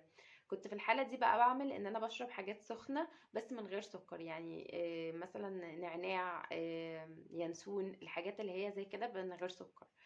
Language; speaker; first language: Arabic; native; Arabic